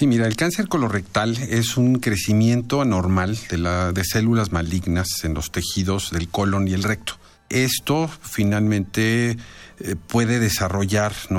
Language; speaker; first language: Spanish; native; Spanish